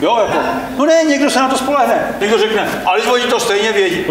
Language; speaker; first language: Czech; native; Czech